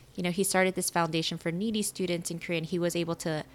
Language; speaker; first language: English; native; English